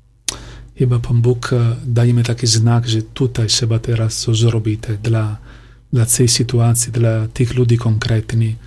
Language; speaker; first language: Polish; non-native, learner; Italian